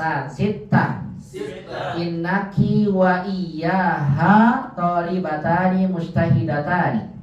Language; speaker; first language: Arabic; non-native, fluent; Indonesian